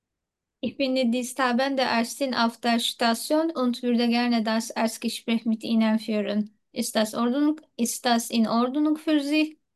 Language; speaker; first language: German; non-native, learner; Turkish